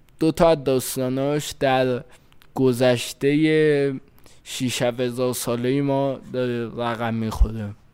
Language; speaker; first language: Persian; native; Persian